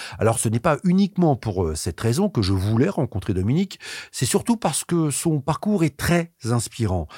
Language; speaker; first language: French; native; French